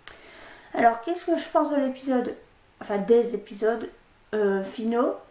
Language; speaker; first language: French; native; French